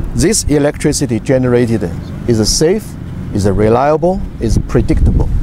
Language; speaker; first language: English; non-native, fluent; Chinese